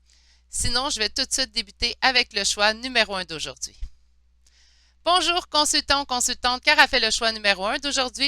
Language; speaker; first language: French; native; French